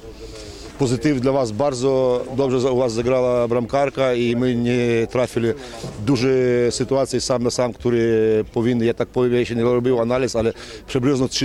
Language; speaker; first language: Polish; non-native, learner; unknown